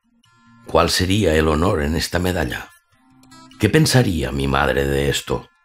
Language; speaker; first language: Spanish; native; Spanish